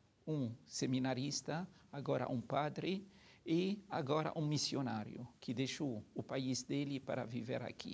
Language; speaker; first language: Portuguese; non-native, fluent; Arabic